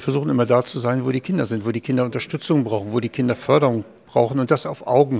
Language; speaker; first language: German; native; German